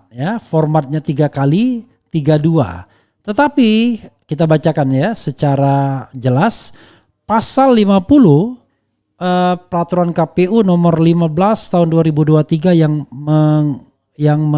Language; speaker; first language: Indonesian; native; Indonesian